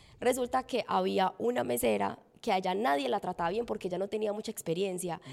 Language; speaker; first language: Spanish; native; Spanish